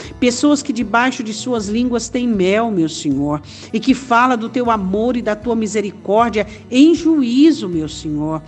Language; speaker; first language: Portuguese; native; Portuguese